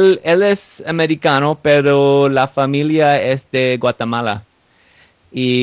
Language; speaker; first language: Spanish; non-native, learner; English